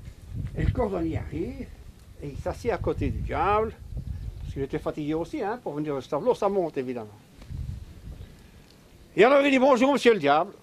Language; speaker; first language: French; native; French